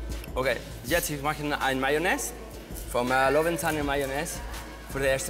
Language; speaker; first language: German; non-native, learner; Spanish